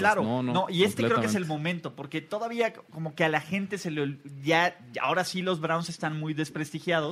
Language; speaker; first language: Spanish; native; Spanish